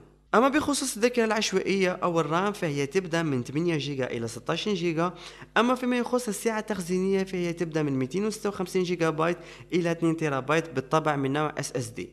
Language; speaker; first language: Arabic; native; Arabic